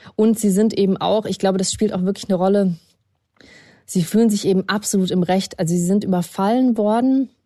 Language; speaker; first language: German; early bilingual, other home language; Russian